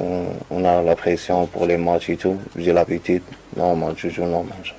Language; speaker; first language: French; non-native, local second language; Arabic